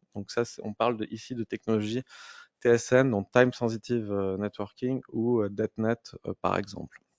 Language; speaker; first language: French; native; French